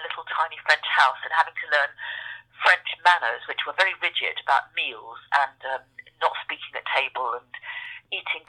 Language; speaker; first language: English; native; English